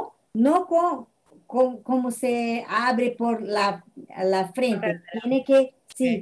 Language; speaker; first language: Spanish; non-native, fluent; Portuguese